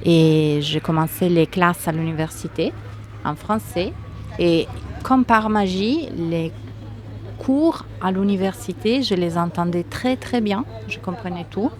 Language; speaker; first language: French; non-native, fluent; Italian